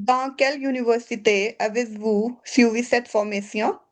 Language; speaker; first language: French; non-native, learner; Punjabi